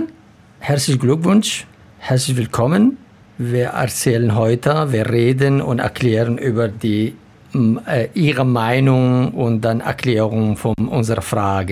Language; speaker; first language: German; non-native, learner; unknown